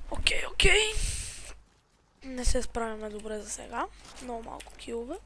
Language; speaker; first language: Bulgarian; native; Bulgarian